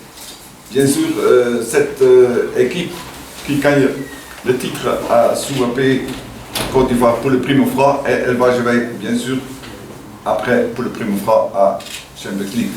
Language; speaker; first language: French; non-native, learner; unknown